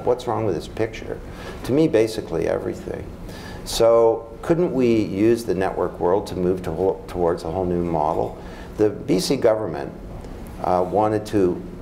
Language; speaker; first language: English; native; English